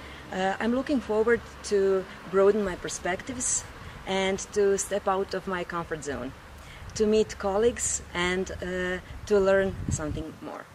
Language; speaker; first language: English; non-native, local second language; Croatian